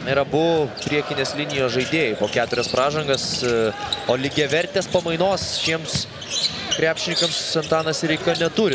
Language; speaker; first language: Lithuanian; native; Lithuanian